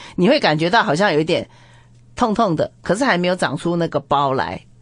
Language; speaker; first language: Chinese; native; Chinese